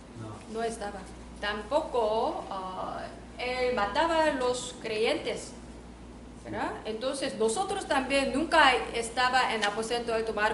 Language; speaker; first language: Spanish; non-native, learner; Korean